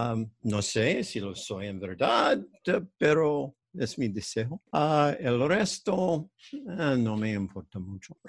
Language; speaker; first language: Spanish; non-native, learner; English